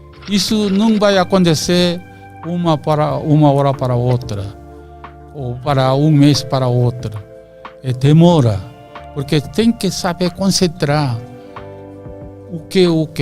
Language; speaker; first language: Portuguese; non-native, learner; Korean